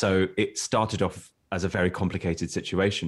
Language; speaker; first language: English; native; English